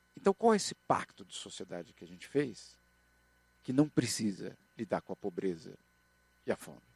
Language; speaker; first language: Portuguese; native; Portuguese